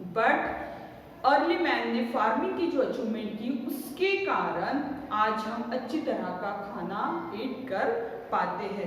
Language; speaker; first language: Hindi; non-native, local second language; Marathi